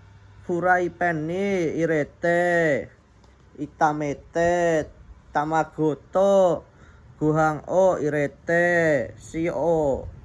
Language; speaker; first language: Japanese; non-native, learner; Indonesian